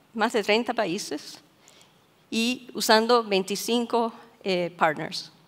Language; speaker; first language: Spanish; native; Spanish